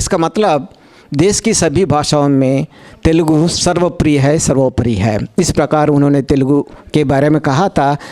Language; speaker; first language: Hindi; non-native, local second language; Telugu